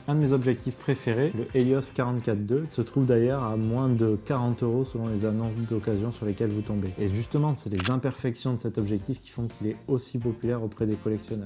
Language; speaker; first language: French; native; French